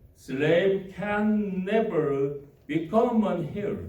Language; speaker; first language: English; non-native, learner; Korean